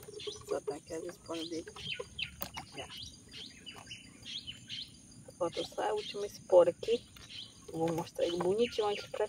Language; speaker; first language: Portuguese; native; Portuguese